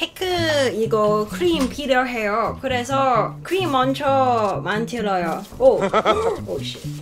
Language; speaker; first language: Korean; non-native, learner; Cantonese